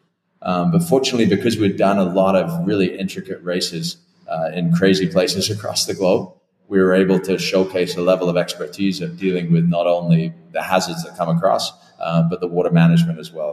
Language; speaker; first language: English; native; English